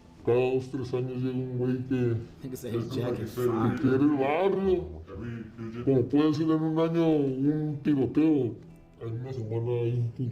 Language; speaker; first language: Spanish; native; Spanish